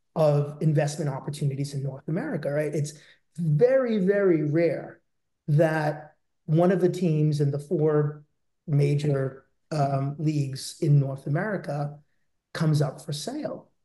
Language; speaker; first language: English; native; English